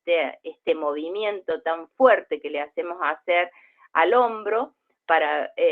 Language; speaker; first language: Spanish; native; Spanish